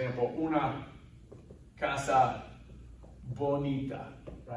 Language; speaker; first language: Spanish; non-native, fluent; English